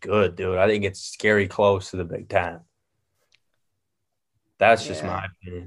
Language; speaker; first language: English; native; English